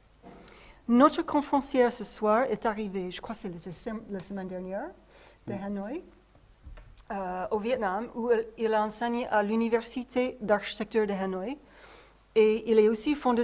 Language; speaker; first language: French; non-native, fluent; English